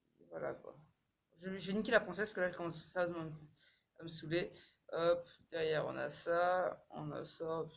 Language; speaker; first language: French; native; French